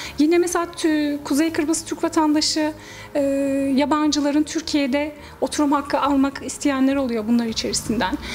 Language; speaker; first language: Turkish; native; Turkish